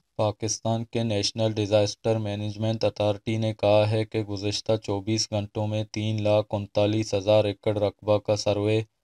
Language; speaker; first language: Urdu; non-native, local second language; Baluchi